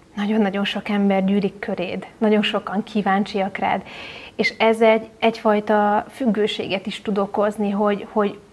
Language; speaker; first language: Hungarian; native; Hungarian